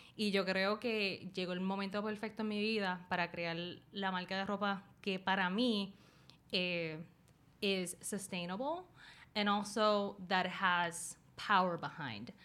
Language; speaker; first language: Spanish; early bilingual, other home language; Chinese